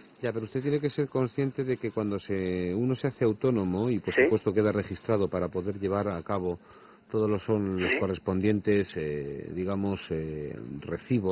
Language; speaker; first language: Spanish; native; Spanish